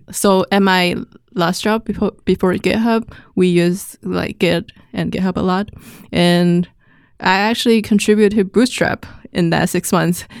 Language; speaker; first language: English; non-native, fluent; Chinese